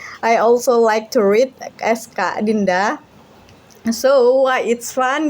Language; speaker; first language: English; non-native, learner; Indonesian